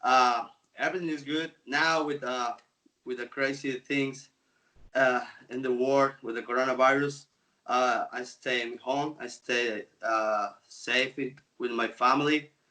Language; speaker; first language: English; non-native, local second language; Spanish